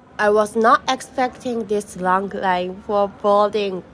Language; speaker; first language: English; non-native, fluent; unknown